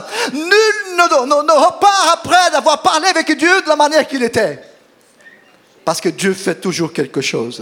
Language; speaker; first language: French; non-native, fluent; Portuguese